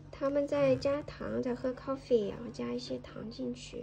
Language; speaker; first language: Chinese; native; Chinese